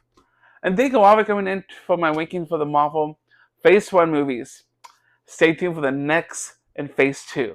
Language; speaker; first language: English; native; English